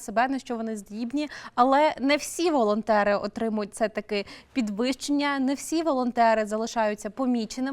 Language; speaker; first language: Ukrainian; native; Ukrainian